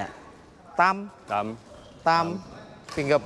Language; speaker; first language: English; non-native, fluent; Indonesian